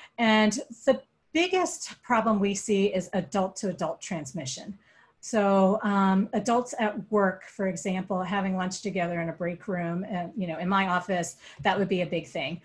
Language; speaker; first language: English; native; English